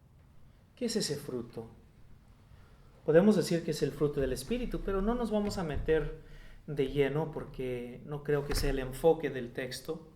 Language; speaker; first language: Spanish; non-native, fluent; English